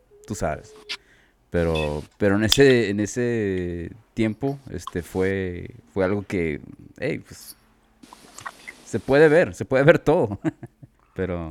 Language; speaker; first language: Spanish; early bilingual, heritage; Spanish